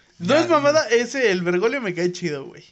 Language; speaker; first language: Spanish; native; Spanish